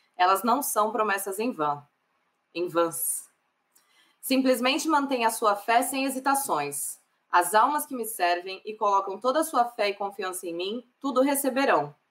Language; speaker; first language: Portuguese; native; Portuguese